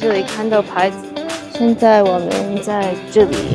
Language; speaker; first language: Chinese; non-native, learner; English